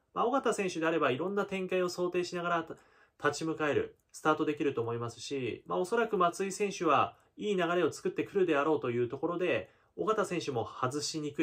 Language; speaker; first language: Japanese; native; Japanese